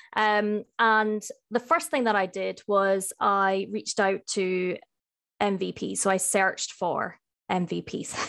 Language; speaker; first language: English; native; English